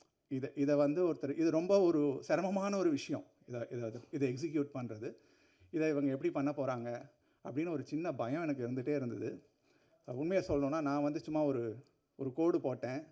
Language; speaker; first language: Tamil; native; Tamil